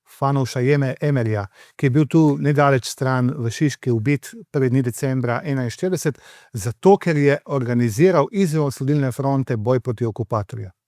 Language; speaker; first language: Slovenian; native; Slovenian